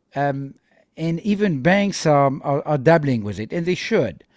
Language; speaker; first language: English; non-native, fluent; French